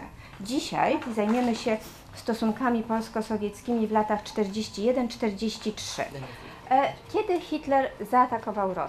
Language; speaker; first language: Polish; native; Polish